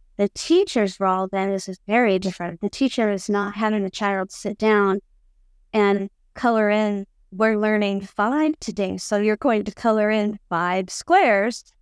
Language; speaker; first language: English; native; English